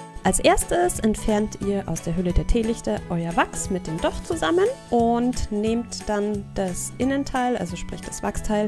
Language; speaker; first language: German; native; German